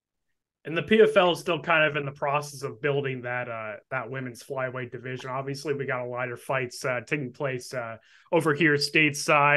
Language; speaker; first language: English; native; English